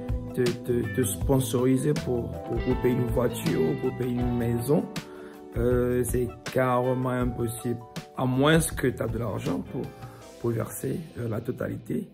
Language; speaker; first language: French; non-native, local second language; Ewe